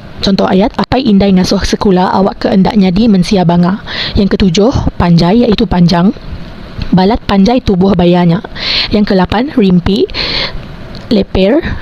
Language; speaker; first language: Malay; non-native, local second language; Iban